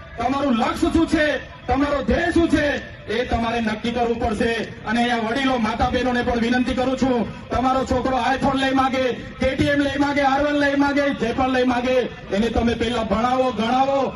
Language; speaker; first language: Gujarati; non-native, local second language; Vasavi